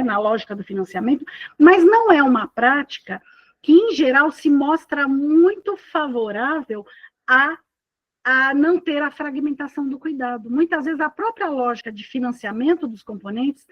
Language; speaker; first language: Portuguese; native; Portuguese